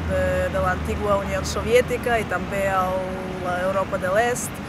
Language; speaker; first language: Catalan; non-native, fluent; Russian